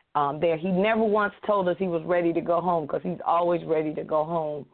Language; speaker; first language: English; native; English